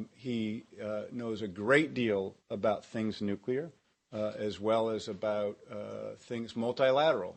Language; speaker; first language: English; native; English